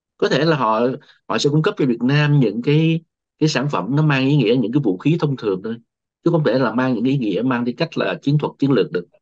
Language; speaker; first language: Vietnamese; native; Vietnamese